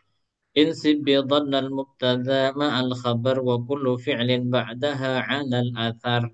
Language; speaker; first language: Arabic; non-native, fluent; Indonesian